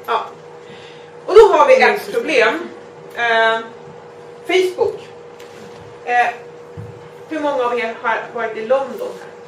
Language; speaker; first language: Swedish; native; Swedish